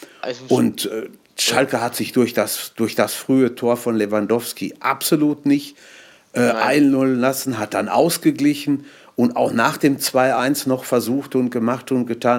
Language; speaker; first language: German; native; German